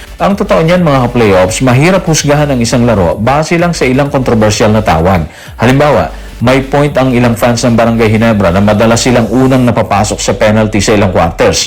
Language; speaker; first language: Filipino; native; Filipino